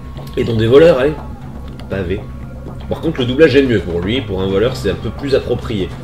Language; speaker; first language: French; native; French